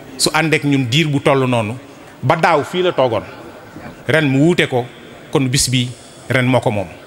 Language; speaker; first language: Wolof; native; Wolof